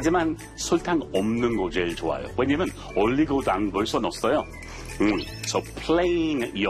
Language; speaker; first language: Korean; non-native, learner; English